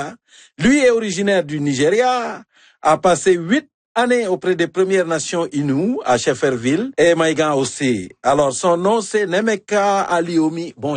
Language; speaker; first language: French; native; French